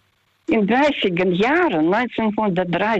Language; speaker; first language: German; early bilingual, heritage; Russian